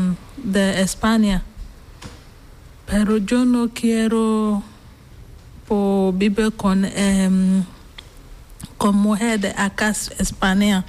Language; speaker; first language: Spanish; non-native, learner; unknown